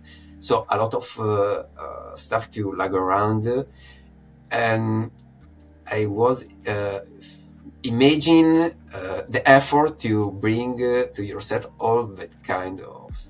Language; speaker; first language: English; non-native, fluent; Italian